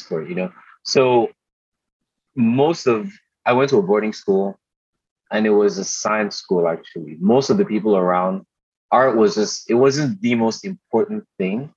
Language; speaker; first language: English; non-native, local second language; Igbo